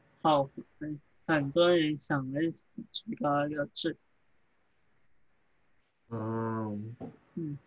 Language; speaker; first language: Chinese; early bilingual, heritage; English